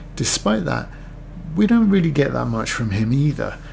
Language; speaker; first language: English; native; English